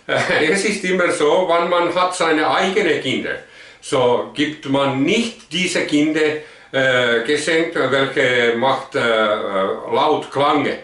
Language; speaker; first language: German; non-native, learner; Finnish